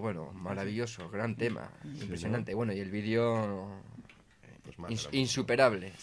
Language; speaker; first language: Spanish; native; Spanish